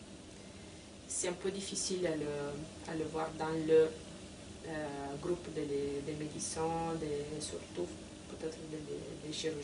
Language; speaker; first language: French; non-native, fluent; Italian